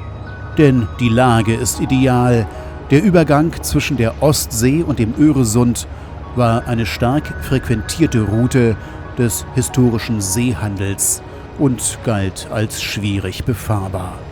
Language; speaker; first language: German; native; German